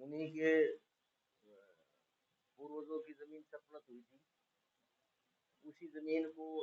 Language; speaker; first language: Hindi; native; Hindi